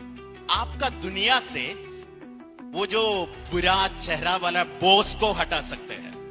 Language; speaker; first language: Hindi; non-native, fluent; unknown